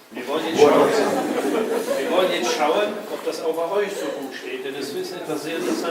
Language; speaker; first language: German; non-native, fluent; French